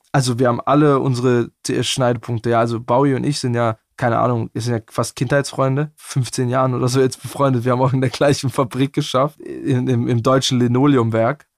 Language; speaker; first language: German; native; German